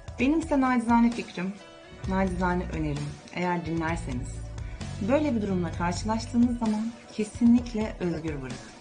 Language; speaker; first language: Turkish; native; Turkish